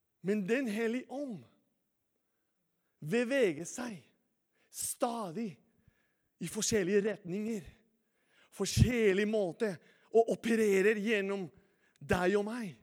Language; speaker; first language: Norwegian; non-native, fluent; Spanish